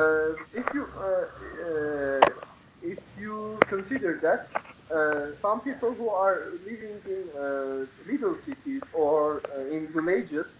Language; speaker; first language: English; non-native, learner; Persian